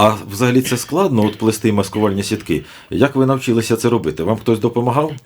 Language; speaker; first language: Ukrainian; native; Ukrainian